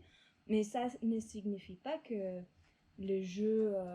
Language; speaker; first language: French; non-native, fluent; English